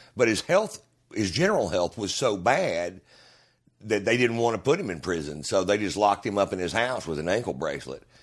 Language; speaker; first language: English; native; English